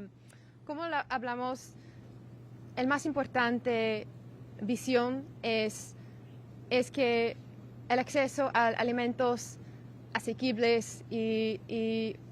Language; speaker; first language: Spanish; non-native, learner; English